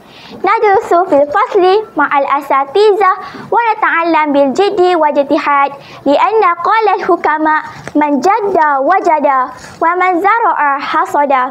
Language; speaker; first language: Arabic; non-native, learner; Malay